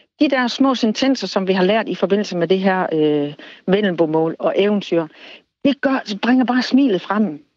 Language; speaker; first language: Danish; native; Danish